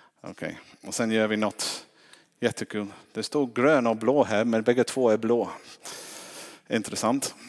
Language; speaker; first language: Swedish; non-native, fluent; English